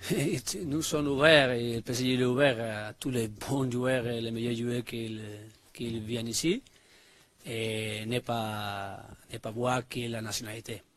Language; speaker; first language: French; non-native, learner; Spanish